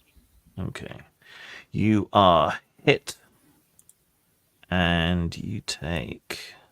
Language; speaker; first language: English; native; English